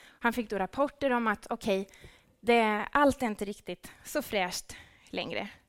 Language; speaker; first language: Swedish; native; Swedish